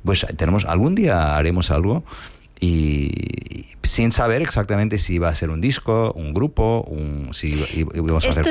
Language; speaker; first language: Spanish; non-native, fluent; English